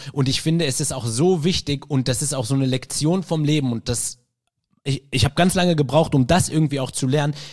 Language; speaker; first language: German; early bilingual, other home language; Arabic